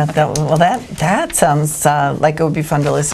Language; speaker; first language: English; native; English